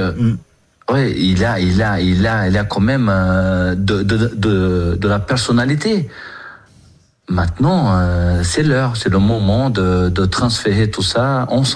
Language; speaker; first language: French; non-native, fluent; Portuguese